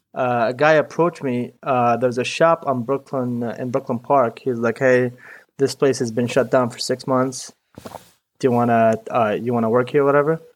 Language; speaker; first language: English; early bilingual, other home language; Arabic